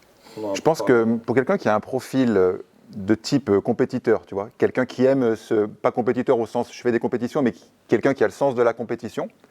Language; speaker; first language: French; native; French